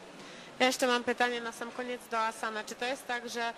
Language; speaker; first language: Polish; native; Polish